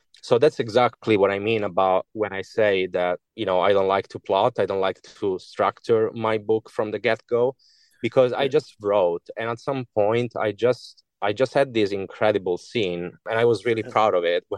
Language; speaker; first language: English; non-native, fluent; Italian